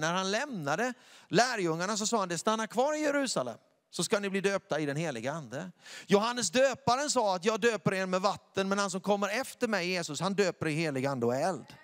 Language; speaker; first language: Swedish; native; Swedish